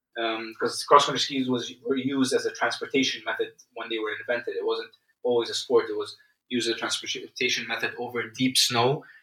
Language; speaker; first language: English; non-native, fluent; Arabic